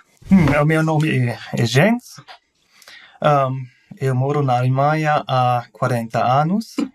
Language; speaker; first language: Portuguese; non-native, learner; German